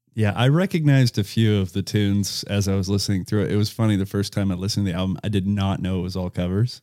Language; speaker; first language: English; native; English